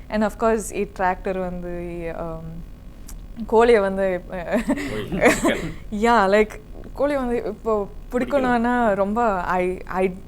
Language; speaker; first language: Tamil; non-native, learner; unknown